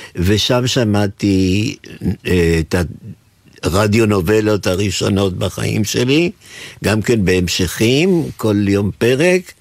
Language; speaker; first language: Hebrew; non-native, fluent; Spanish